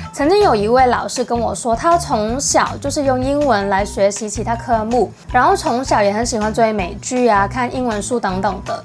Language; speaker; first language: Chinese; non-native, local second language; Cantonese